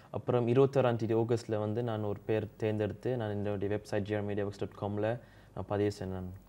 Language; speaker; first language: Tamil; early bilingual, heritage; Tamil